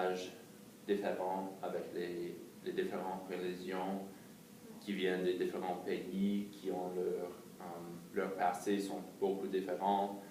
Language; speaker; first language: French; non-native, fluent; English